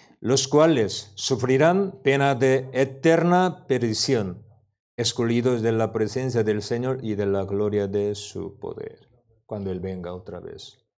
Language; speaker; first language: Spanish; non-native, learner; Korean